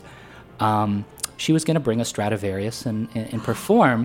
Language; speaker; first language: English; native; English